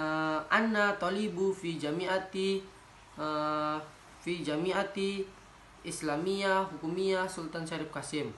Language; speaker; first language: Arabic; non-native, learner; Indonesian